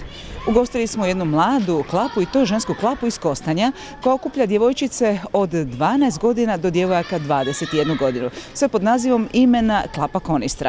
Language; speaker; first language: Croatian; native; Croatian